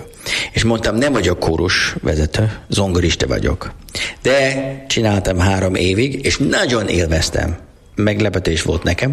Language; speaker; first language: Hungarian; non-native, learner; English